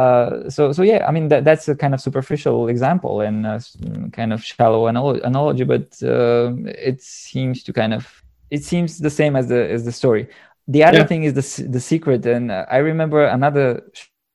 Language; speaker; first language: English; non-native, fluent; Bulgarian